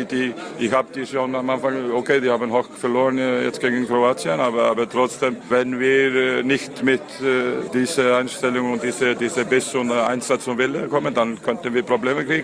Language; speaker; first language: German; non-native, fluent; Icelandic